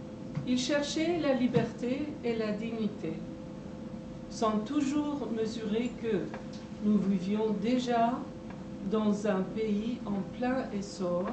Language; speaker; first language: French; non-native, fluent; Persian